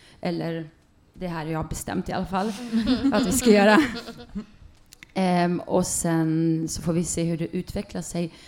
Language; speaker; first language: Swedish; early bilingual, other home language; Kurdish